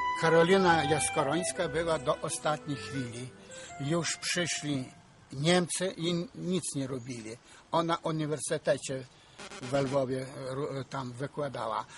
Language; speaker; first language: Polish; early bilingual, heritage; Polish